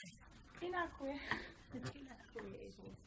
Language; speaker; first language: Māori; non-native, learner; English